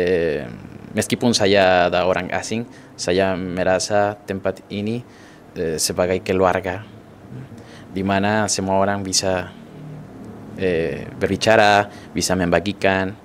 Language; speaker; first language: Indonesian; non-native, fluent; Spanish